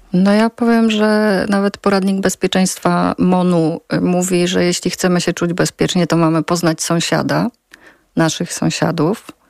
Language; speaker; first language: Polish; native; Polish